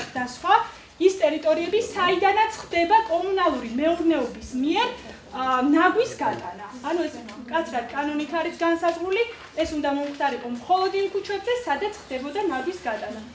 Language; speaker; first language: Georgian; native; Georgian